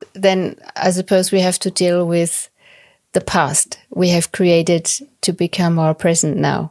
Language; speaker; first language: English; non-native, fluent; German